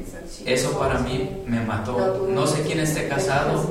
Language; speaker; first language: Spanish; native; Spanish